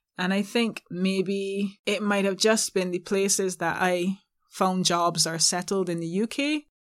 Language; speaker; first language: English; native; English